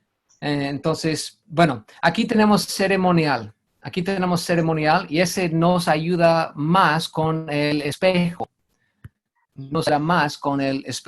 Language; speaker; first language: Spanish; non-native, fluent; English